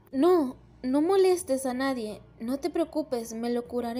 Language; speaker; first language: Spanish; native; Spanish